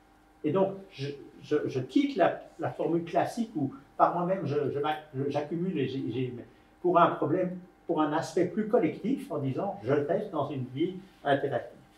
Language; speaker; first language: French; native; French